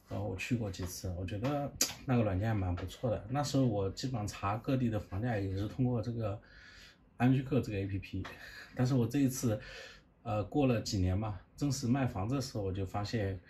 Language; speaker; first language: Chinese; native; Chinese